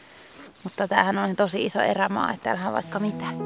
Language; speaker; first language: Finnish; native; Finnish